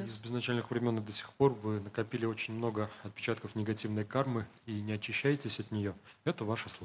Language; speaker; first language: Russian; native; Russian